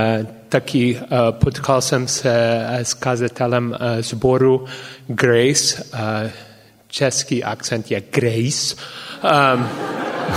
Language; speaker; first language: Czech; non-native, learner; English